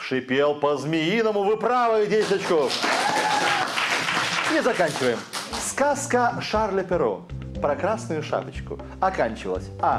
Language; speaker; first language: Russian; native; Russian